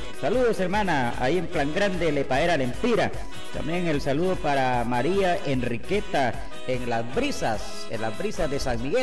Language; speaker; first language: Spanish; native; Spanish